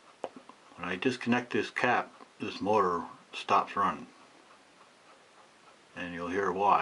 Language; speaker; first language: English; native; English